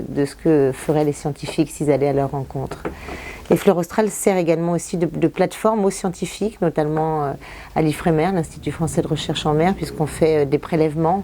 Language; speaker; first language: French; native; French